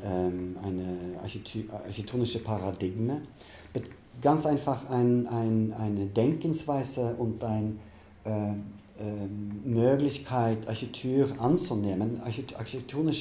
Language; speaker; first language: German; non-native, fluent; Norwegian